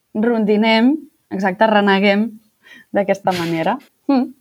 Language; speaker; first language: Catalan; native; Catalan